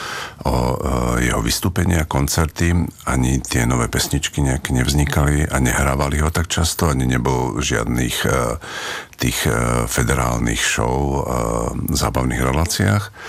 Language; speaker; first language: Slovak; native; Slovak